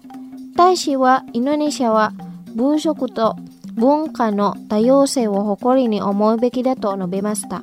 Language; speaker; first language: Japanese; non-native, fluent; Indonesian